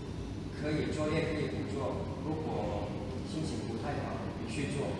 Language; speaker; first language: Chinese; non-native, learner; Indonesian